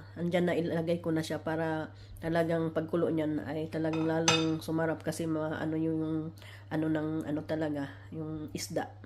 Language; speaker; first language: Filipino; non-native, local second language; Cebuano